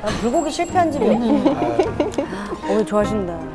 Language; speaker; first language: Korean; native; Korean